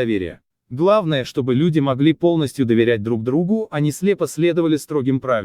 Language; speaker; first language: Russian; native; Russian